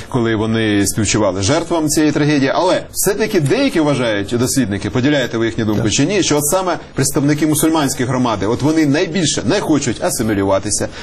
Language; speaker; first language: Ukrainian; native; Ukrainian